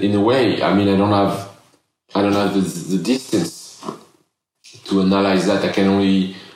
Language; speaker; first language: English; non-native, fluent; French